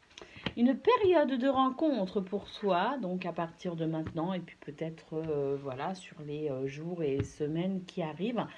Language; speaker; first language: French; native; French